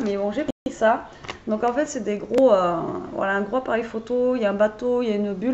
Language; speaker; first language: French; native; French